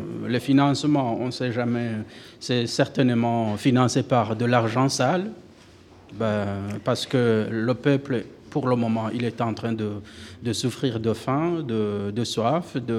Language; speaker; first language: French; non-native, local second language; Rundi